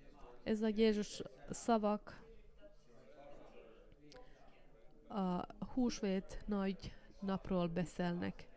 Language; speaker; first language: Hungarian; non-native, fluent; Finnish